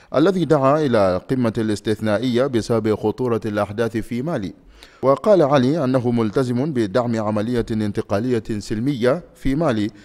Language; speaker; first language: Arabic; non-native, fluent; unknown